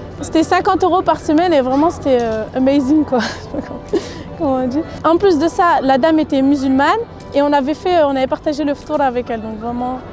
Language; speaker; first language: French; early bilingual, other home language; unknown